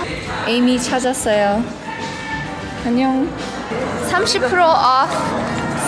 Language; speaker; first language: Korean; early bilingual, heritage; Korean